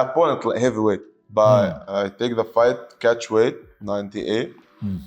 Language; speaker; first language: English; non-native, learner; Arabic